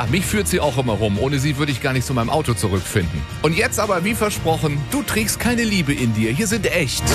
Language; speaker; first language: German; native; German